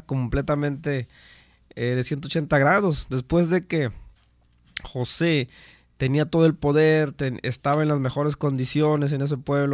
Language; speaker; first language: Spanish; native; Spanish